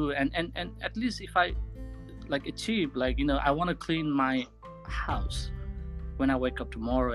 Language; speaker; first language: English; non-native, local second language; Nepali